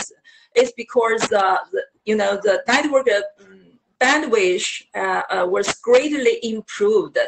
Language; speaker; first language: English; non-native, learner; Chinese